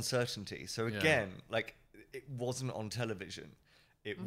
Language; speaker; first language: English; native; English